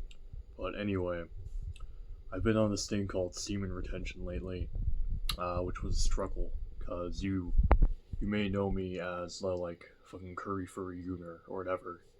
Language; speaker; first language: English; native; English